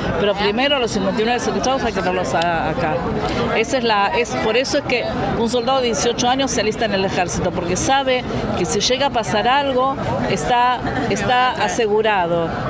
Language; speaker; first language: Spanish; early bilingual, heritage; Spanish